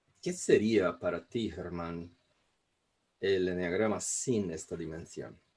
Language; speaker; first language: Spanish; non-native, fluent; Portuguese